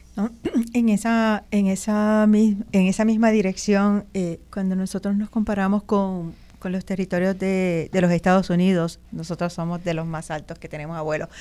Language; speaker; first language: Spanish; native; Spanish